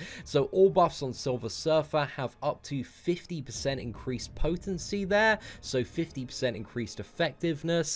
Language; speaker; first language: English; native; English